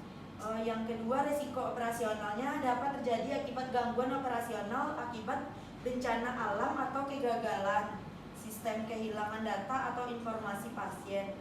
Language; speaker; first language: Indonesian; native; Indonesian